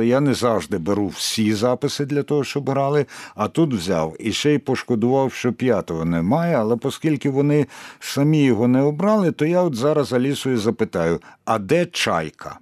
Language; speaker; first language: Ukrainian; native; Ukrainian